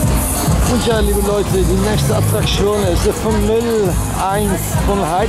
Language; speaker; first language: German; non-native, learner; Dutch